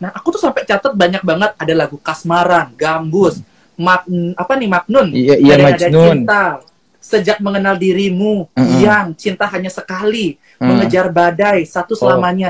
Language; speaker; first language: Indonesian; native; Indonesian